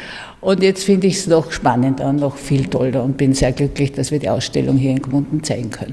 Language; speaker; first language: German; native; German